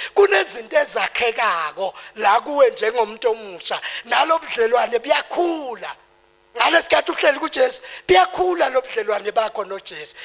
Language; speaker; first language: Zulu; native; Zulu